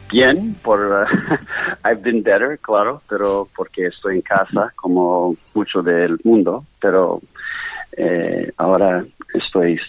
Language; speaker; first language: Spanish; non-native, learner; English